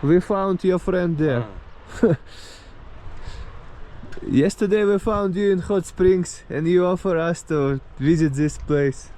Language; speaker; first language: English; non-native, learner; Russian